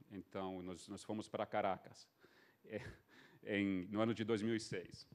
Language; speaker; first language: Portuguese; non-native, fluent; English